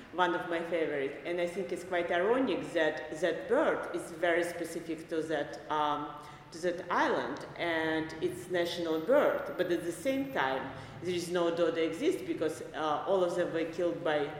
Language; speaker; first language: English; non-native, fluent; Belarusian